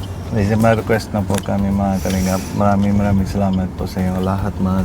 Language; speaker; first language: Filipino; non-native, learner; Punjabi